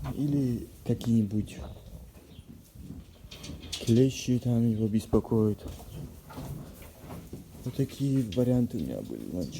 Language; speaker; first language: Russian; non-native, local second language; Ossetic